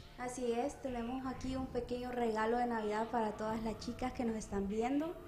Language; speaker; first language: Spanish; native; Spanish